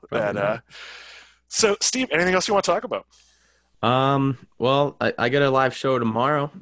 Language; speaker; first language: English; native; English